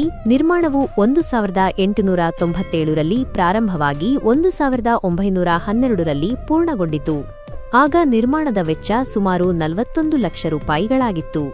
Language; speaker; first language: Kannada; native; Kannada